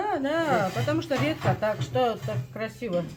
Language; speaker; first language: Russian; non-native, fluent; Georgian